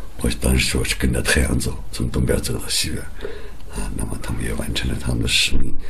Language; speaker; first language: Chinese; non-native, local second language; Uyghur